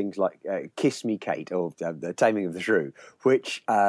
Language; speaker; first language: English; native; English